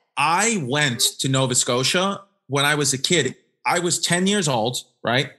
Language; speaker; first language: English; native; English